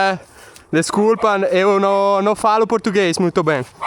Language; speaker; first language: Portuguese; non-native, learner; Italian